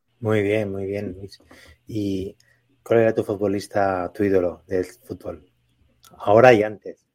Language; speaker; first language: Spanish; native; Spanish